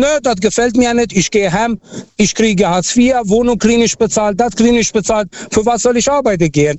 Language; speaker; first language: German; non-native, fluent; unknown